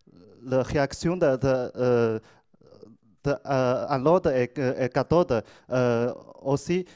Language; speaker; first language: French; non-native, learner; Chinese